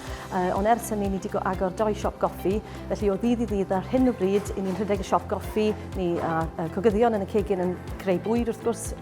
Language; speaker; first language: Welsh; native; Welsh